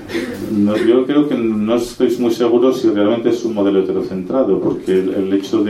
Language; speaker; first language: Spanish; native; Spanish